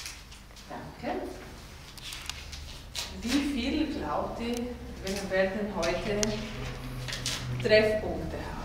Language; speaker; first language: German; non-native, fluent; Greek